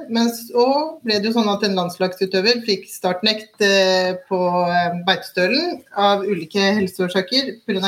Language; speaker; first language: Norwegian; native; Norwegian